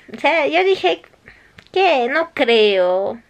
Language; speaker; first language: Spanish; native; Spanish